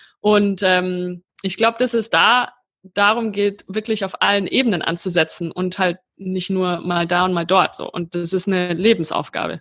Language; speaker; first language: German; native; German